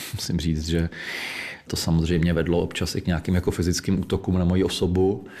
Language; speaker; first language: Czech; native; Czech